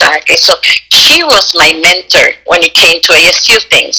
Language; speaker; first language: English; non-native, fluent; Spanish